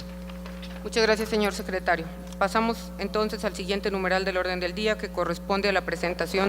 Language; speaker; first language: Spanish; native; Spanish